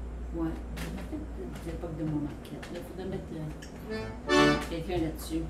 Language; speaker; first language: French; native; French